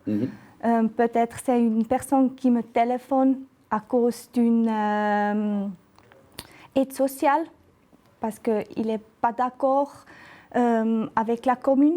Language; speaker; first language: French; non-native, local second language; German